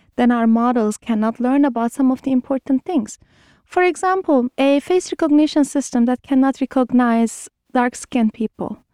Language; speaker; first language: English; non-native, fluent; Turkish